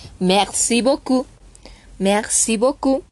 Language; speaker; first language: French; non-native, learner; Spanish